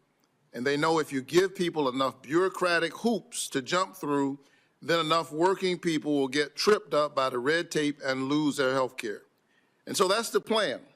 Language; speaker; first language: English; native; English